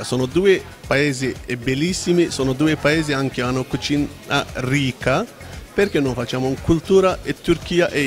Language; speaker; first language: Italian; non-native, learner; Turkish